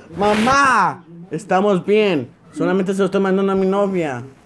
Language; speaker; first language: Spanish; early bilingual, heritage; Spanish